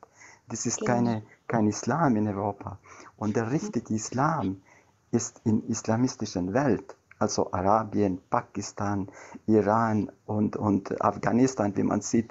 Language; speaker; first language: German; non-native, learner; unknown